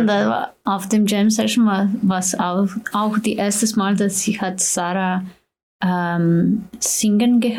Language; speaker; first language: German; non-native, learner; Slovenian